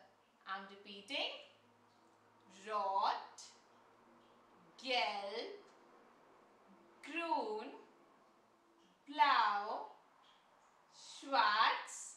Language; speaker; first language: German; non-native, learner; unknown